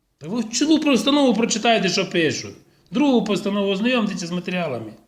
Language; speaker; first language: Ukrainian; native; Ukrainian